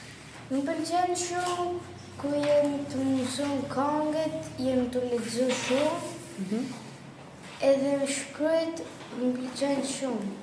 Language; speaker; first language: Albanian; early bilingual, heritage; Albanian